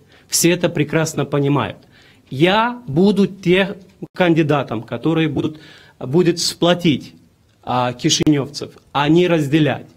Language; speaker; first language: Russian; non-native, local second language; Romanian